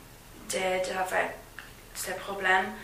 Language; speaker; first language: French; non-native, learner; English